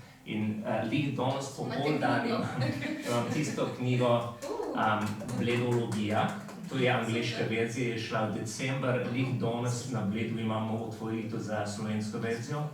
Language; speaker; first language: Slovenian; non-native, fluent; English